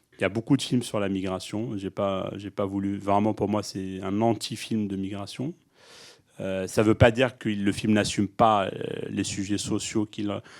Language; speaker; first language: French; early bilingual, other home language; Arabic